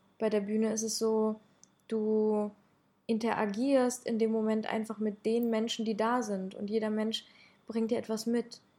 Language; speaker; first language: German; early bilingual, other home language; Russian